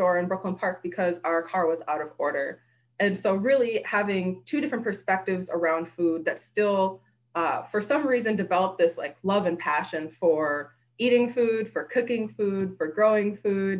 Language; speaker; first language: English; native; English